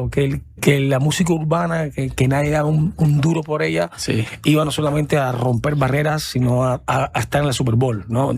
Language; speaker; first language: Spanish; native; Spanish